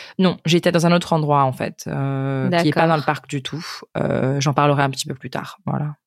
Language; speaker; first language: French; native; French